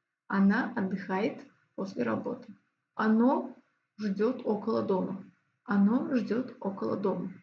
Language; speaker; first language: Russian; non-native, fluent; Azerbaijani